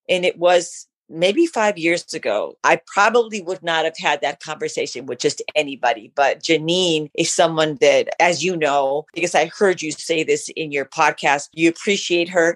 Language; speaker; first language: English; early bilingual, other home language; Spanish